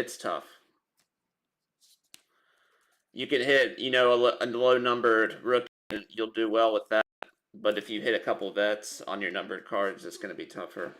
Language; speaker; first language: English; native; English